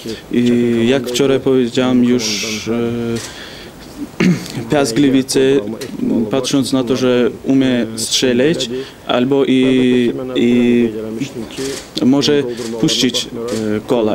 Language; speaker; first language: Polish; non-native, fluent; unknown